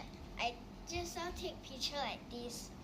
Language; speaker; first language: English; non-native, local second language; Chinese